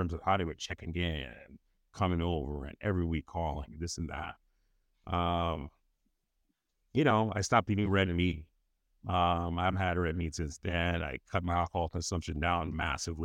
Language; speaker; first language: English; non-native, local second language; Yoruba